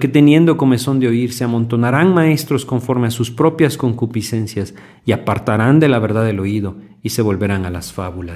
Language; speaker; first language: Spanish; native; Spanish